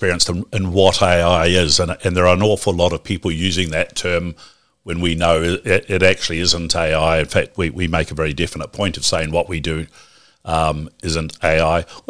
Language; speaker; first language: English; native; English